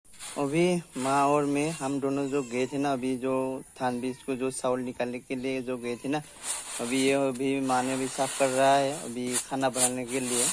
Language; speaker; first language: Hindi; non-native, local second language; Bodo